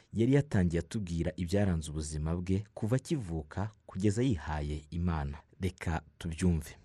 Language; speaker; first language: Kinyarwanda; native; Kinyarwanda